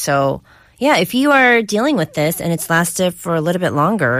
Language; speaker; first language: English; native; English